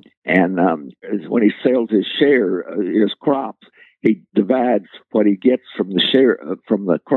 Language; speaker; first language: English; native; English